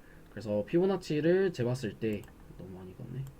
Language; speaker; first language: Korean; native; Korean